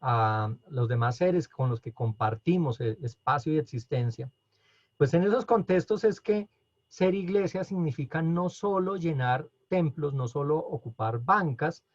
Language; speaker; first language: Spanish; native; Spanish